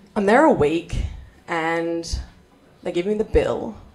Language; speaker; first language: English; native; English